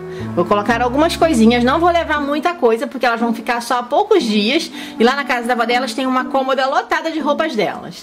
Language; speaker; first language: Portuguese; native; Portuguese